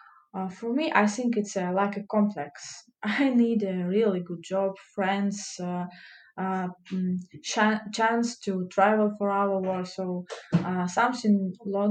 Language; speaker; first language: English; non-native, learner; Russian